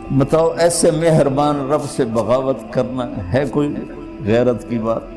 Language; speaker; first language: Urdu; non-native, local second language; Punjabi